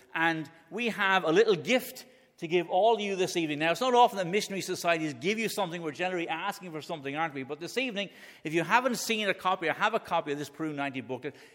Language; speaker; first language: English; native; English